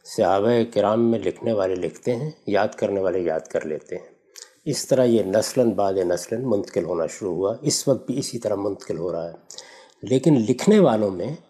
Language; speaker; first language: Urdu; non-native, local second language; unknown